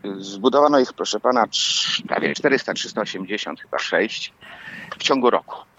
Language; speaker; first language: Polish; native; Polish